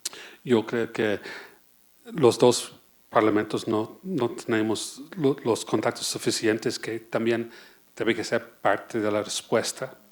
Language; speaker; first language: Spanish; non-native, fluent; English